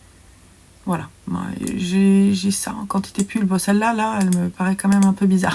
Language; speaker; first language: French; native; French